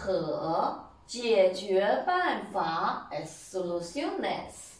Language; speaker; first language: Spanish; non-native, learner; Chinese